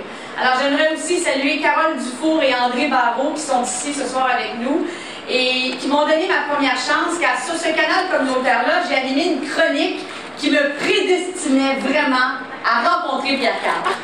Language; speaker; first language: French; native; French